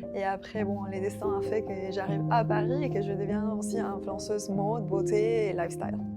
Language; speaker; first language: French; non-native, fluent; Spanish